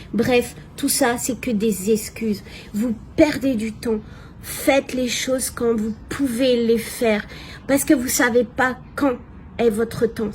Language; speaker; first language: French; native; French